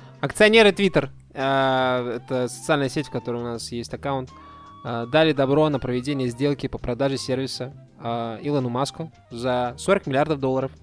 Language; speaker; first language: Russian; native; Russian